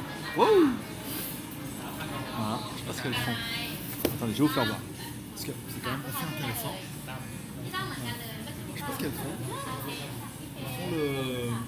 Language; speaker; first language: French; native; French